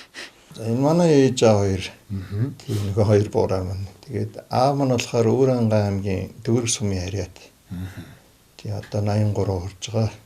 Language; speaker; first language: Mongolian; native; Mongolian